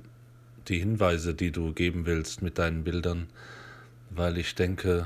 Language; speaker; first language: German; native; German